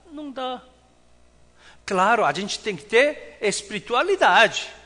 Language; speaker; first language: Portuguese; non-native, fluent; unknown